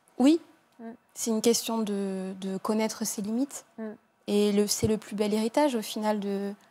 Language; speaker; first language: French; native; French